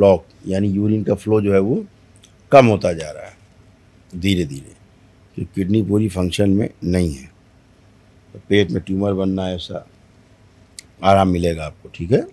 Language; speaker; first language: Hindi; native; Hindi